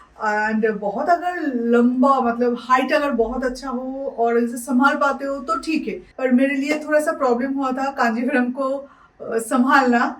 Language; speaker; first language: Hindi; non-native, local second language; Bangla